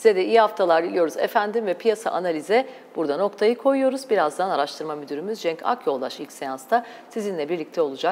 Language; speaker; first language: Turkish; native; Turkish